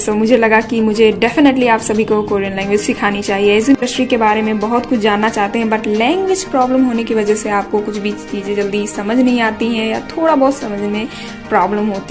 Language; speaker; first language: Hindi; native; Hindi